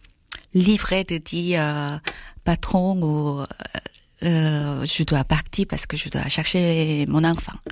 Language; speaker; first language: French; non-native, learner; Korean